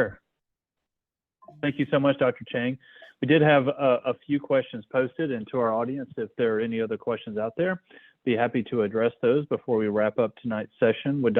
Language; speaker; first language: English; native; English